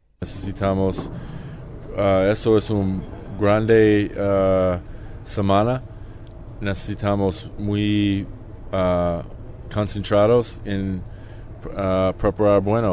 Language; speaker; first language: Spanish; non-native, learner; English